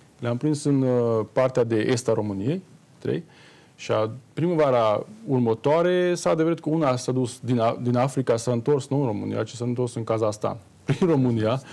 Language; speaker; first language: Romanian; non-native, local second language; Hungarian